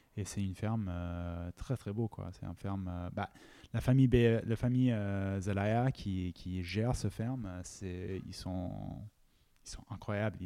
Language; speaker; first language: French; non-native, fluent; English